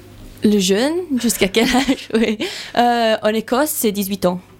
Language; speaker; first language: French; non-native, learner; English